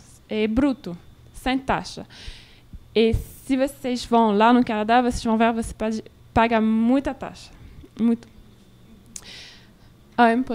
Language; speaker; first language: Portuguese; non-native, learner; French